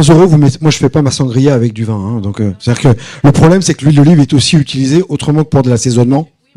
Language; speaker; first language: French; native; French